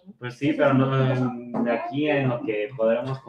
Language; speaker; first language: Spanish; native; Spanish